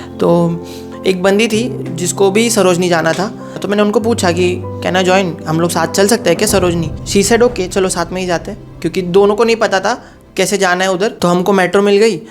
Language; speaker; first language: Hindi; non-native, local second language; Marathi